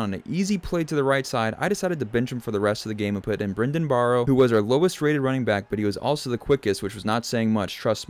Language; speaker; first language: English; native; English